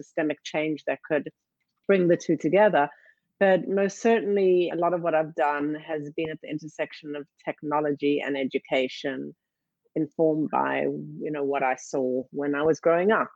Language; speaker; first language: English; native; English